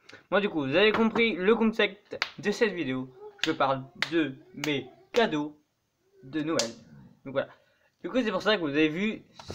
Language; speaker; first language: French; native; French